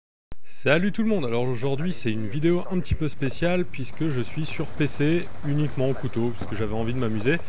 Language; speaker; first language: French; native; French